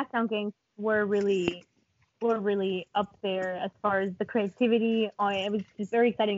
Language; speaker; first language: English; non-native, fluent; Spanish